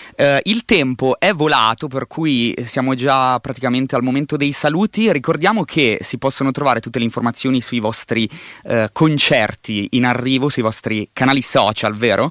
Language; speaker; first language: Italian; native; Italian